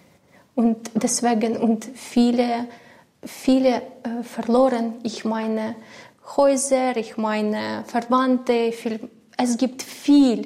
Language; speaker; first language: German; non-native, learner; Ukrainian